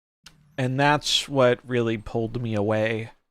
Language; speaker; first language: English; native; English